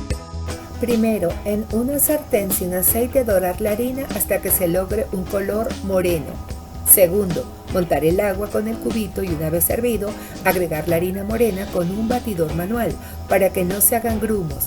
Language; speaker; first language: Spanish; native; Spanish